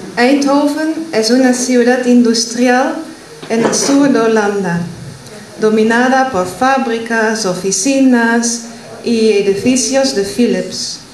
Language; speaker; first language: Spanish; non-native, fluent; Dutch